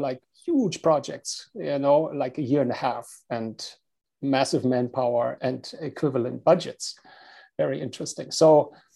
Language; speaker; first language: English; non-native, fluent; German